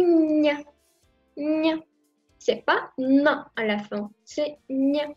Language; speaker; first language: French; non-native, fluent; Russian